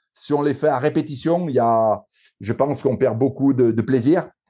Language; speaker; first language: French; native; French